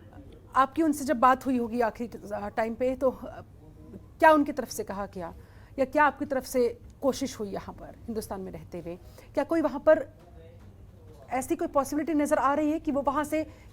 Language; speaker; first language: Hindi; native; Hindi